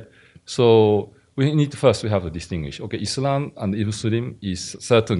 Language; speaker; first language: English; non-native, learner; Japanese